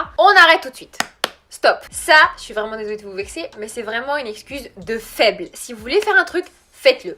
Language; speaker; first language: French; early bilingual, other home language; Arabic